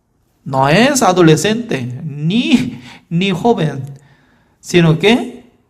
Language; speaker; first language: Spanish; non-native, fluent; Korean